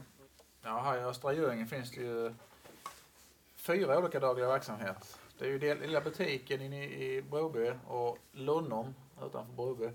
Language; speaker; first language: Swedish; native; Swedish